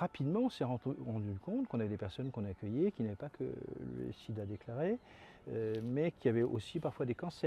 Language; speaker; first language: French; native; French